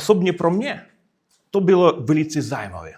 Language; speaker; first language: Czech; non-native, fluent; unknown